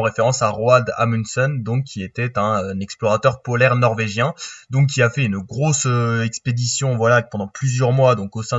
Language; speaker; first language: French; native; French